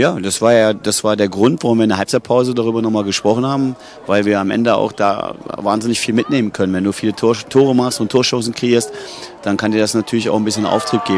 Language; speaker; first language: German; native; German